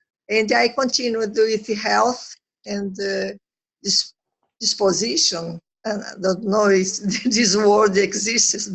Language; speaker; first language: English; non-native, learner; Portuguese